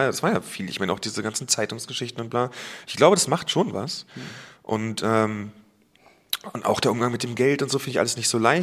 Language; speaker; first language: German; native; German